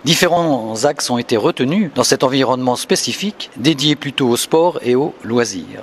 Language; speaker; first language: French; native; French